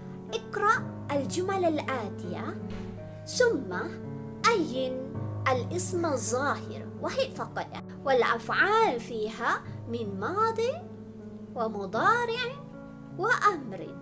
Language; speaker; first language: Arabic; non-native, fluent; Malay